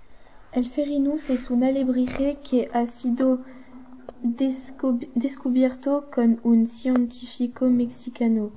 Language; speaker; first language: Spanish; non-native, learner; French